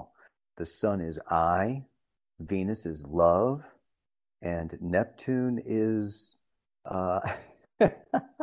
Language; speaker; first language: English; native; English